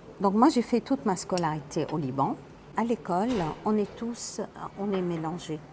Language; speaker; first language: French; non-native, local second language; Arabic